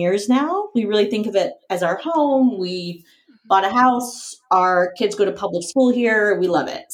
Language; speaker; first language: English; native; English